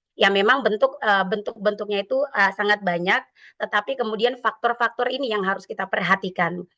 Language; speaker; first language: Indonesian; native; Indonesian